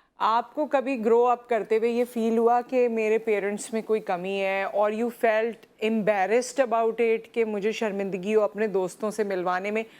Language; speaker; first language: Urdu; native; Urdu